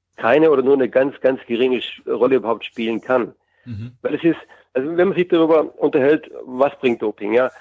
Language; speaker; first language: German; native; German